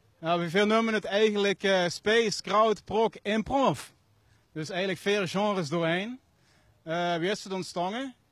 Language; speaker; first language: Dutch; native; Dutch